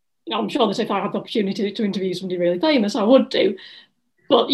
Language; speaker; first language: English; native; English